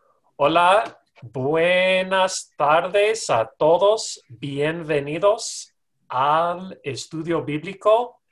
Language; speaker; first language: Spanish; non-native, learner; English